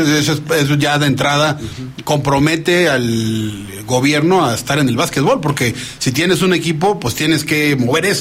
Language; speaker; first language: Spanish; native; Spanish